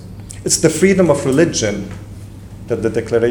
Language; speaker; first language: English; non-native, fluent; Arabic